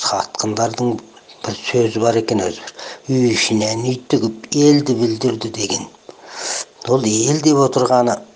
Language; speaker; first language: Kazakh; native; Kazakh